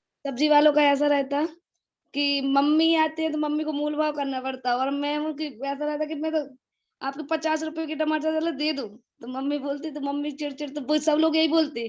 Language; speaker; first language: Hindi; native; Hindi